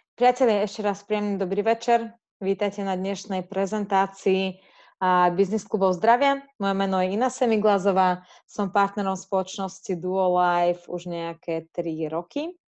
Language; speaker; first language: Slovak; non-native, fluent; Russian